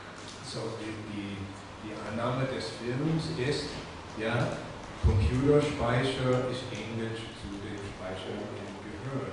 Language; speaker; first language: German; non-native, fluent; English